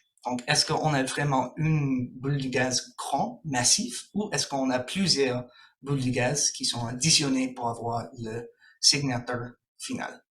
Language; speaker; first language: French; non-native, fluent; English